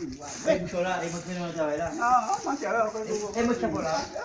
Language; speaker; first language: Spanish; non-native, learner; Haitian Creole